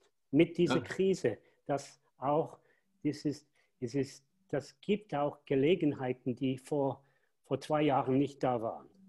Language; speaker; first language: German; non-native, fluent; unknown